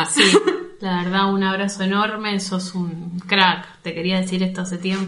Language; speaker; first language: Spanish; native; Spanish